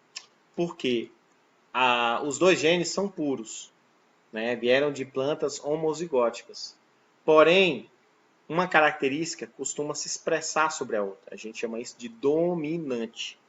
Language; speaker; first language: Portuguese; native; Portuguese